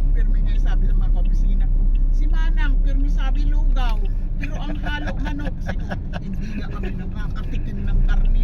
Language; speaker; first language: Filipino; non-native, local second language; Bikol